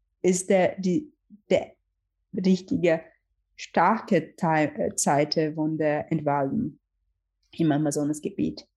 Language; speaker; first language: German; non-native, learner; Portuguese